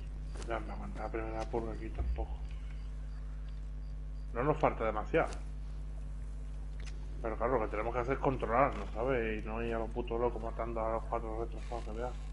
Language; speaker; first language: Spanish; native; Spanish